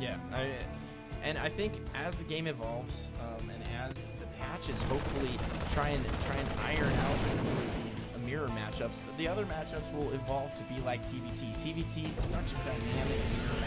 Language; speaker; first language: English; native; English